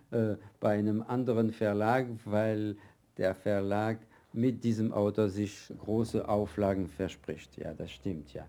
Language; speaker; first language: German; non-native, fluent; French